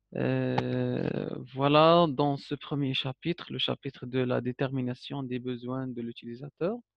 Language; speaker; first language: French; non-native, local second language; Arabic